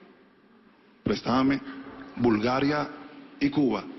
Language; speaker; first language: Bulgarian; non-native, learner; Spanish